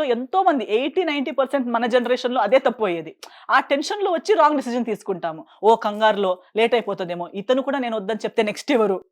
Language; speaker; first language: Telugu; non-native, fluent; Konkani